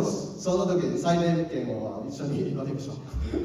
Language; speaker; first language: Japanese; non-native, learner; Cantonese